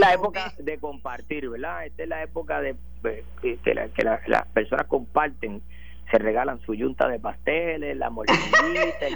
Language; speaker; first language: Spanish; native; Spanish